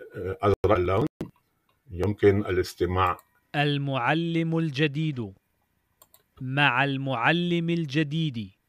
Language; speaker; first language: Arabic; non-native, fluent; German